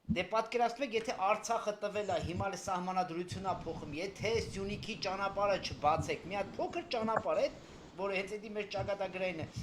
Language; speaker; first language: Armenian; native; Armenian